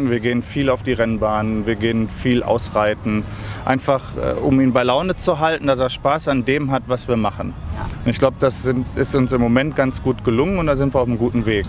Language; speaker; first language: German; native; German